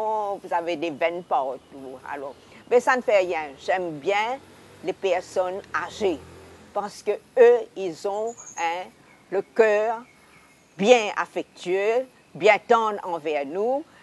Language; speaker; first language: French; non-native, local second language; Hakka Chinese